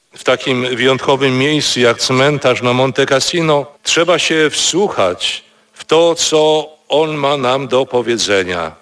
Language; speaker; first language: Polish; native; Polish